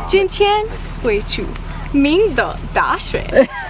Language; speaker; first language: Chinese; non-native, learner; English